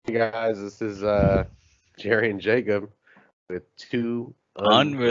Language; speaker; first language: English; native; English